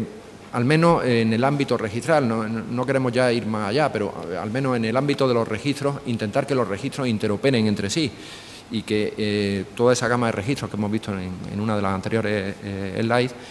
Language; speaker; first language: Spanish; native; Spanish